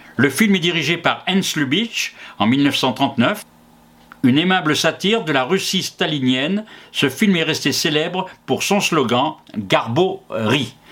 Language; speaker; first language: French; native; French